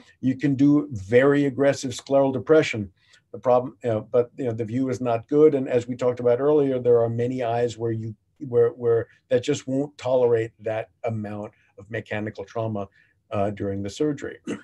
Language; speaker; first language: English; native; English